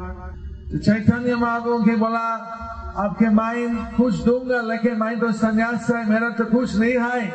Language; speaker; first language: Hindi; non-native, learner; English